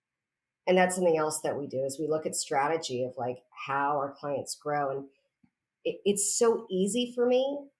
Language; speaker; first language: English; native; English